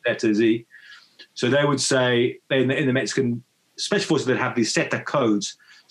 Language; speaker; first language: English; native; English